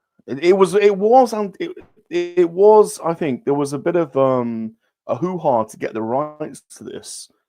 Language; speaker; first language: English; native; English